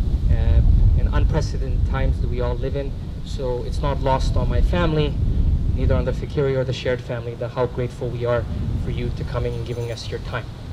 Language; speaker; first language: English; native; English